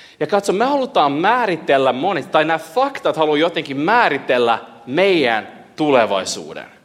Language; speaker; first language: Finnish; early bilingual, heritage; Finnish